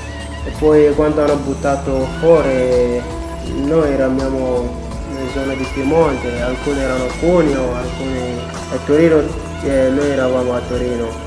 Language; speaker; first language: Italian; non-native, learner; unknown